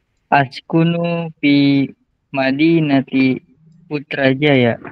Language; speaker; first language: Arabic; non-native, learner; Malay